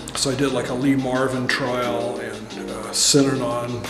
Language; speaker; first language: English; native; English